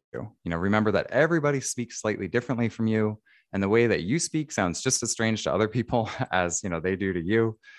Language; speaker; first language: English; native; English